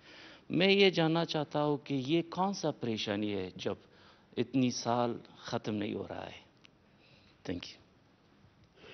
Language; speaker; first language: Hindi; non-native, fluent; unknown